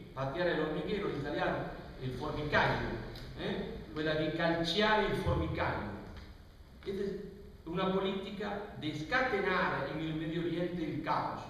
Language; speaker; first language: Italian; non-native, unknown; Spanish